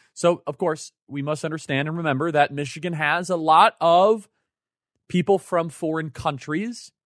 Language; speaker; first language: English; native; English